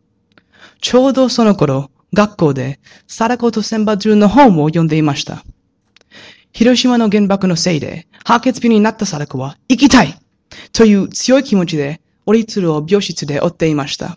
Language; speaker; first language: Japanese; non-native, learner; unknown